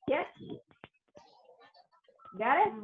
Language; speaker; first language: English; non-native, fluent; Spanish